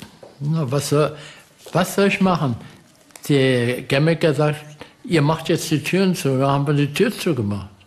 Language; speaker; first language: German; early bilingual, heritage; German